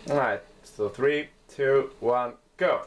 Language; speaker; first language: English; non-native, fluent; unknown